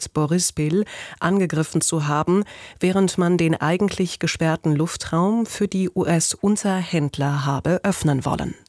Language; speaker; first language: German; native; German